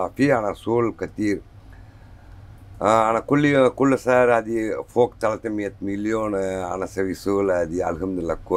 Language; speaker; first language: Arabic; non-native, learner; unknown